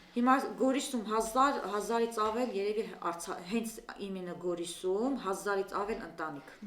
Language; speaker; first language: Armenian; native; Armenian